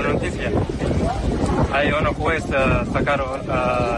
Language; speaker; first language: Spanish; non-native, learner; Arabic